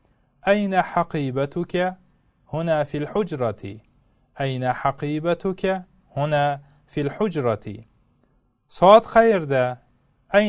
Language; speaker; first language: Arabic; non-native, fluent; Uzbek